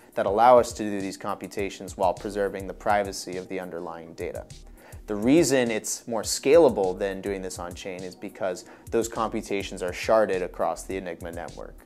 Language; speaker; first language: English; native; English